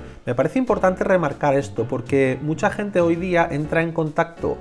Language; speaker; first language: Spanish; native; Spanish